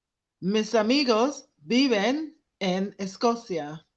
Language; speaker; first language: Spanish; non-native, learner; English